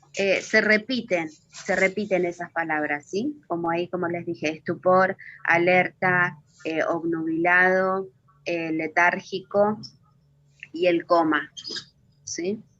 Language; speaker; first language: Spanish; native; Spanish